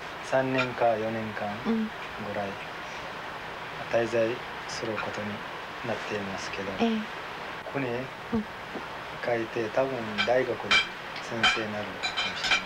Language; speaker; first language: Japanese; non-native, learner; Arabic